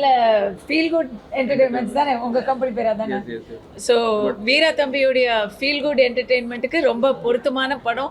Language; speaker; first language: Tamil; native; Tamil